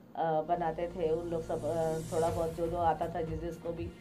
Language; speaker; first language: Hindi; native; Hindi